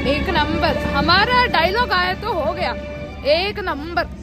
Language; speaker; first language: Hindi; non-native, local second language; Kannada